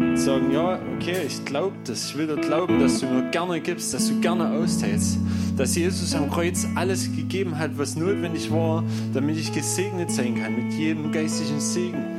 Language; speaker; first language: German; native; German